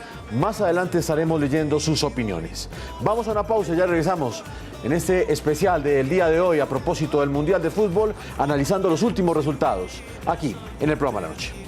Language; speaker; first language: Spanish; native; Spanish